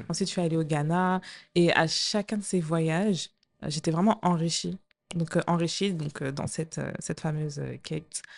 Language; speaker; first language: French; native; French